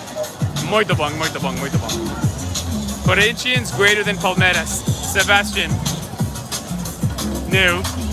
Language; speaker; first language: Portuguese; non-native, learner; English